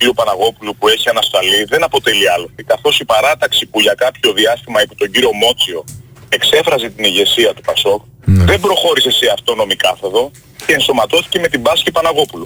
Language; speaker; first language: Greek; native; Greek